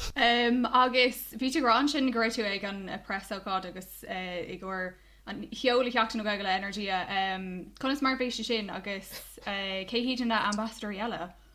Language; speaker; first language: Irish; non-native, local second language; English